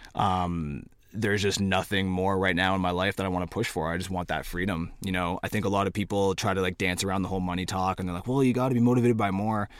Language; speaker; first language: English; native; English